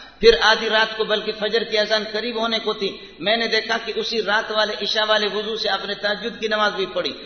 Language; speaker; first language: Urdu; non-native, local second language; Brahui